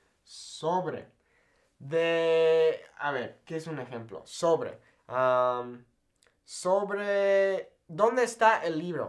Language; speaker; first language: Spanish; non-native, fluent; English